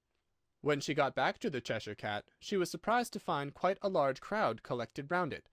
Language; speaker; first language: English; native; English